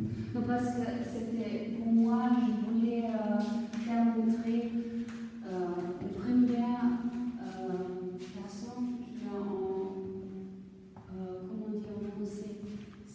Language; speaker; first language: French; non-native, fluent; German